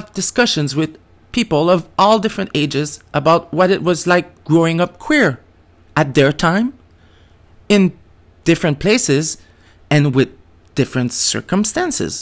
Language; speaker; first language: English; non-native, fluent; French